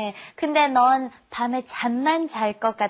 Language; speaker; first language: Korean; non-native, fluent; English